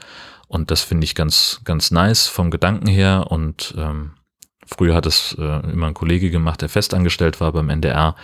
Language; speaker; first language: German; native; German